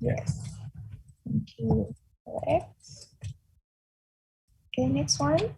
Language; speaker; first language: English; non-native, fluent; Vietnamese